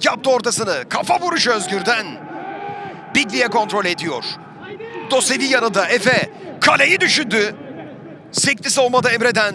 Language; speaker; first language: Turkish; native; Turkish